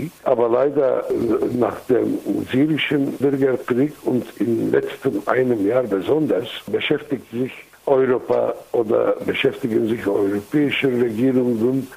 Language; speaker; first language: German; non-native, fluent; Kurdish